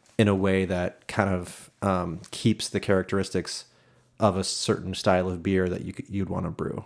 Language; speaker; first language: English; native; English